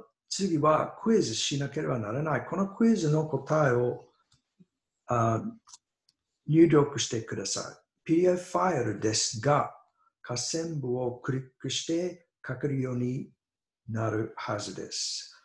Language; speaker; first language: Japanese; non-native, fluent; English